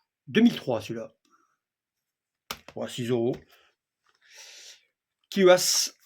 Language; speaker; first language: French; native; French